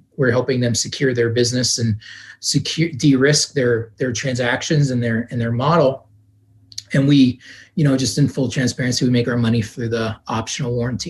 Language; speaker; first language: English; native; English